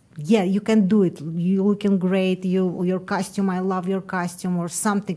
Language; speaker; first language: English; non-native, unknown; Russian